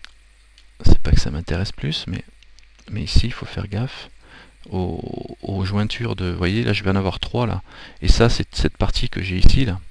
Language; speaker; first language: French; native; French